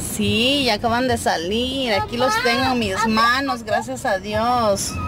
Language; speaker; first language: Spanish; native; Spanish